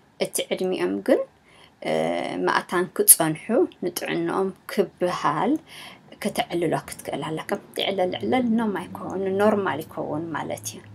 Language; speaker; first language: Tigrinya; native; Tigrinya